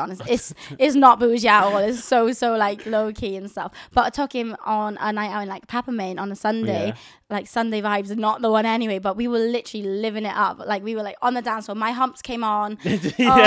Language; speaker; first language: English; native; English